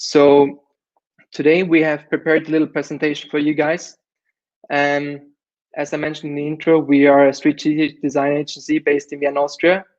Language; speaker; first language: English; non-native, fluent; German